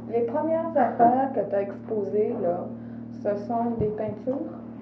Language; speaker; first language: French; native; French